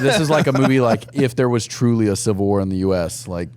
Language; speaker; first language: English; native; English